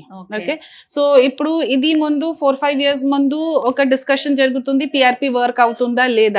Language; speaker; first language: Telugu; non-native, fluent; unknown